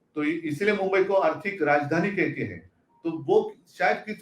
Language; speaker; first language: Hindi; non-native, local second language; Marathi